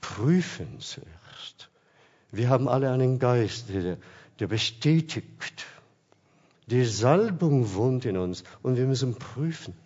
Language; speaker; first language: German; non-native, fluent; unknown